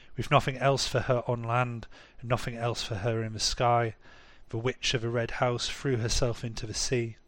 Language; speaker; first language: English; native; English